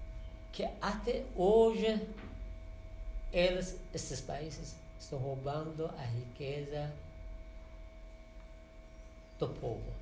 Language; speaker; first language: Portuguese; non-native, learner; Persian